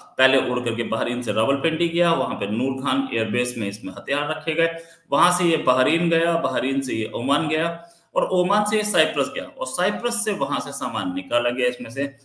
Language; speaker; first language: Hindi; native; Hindi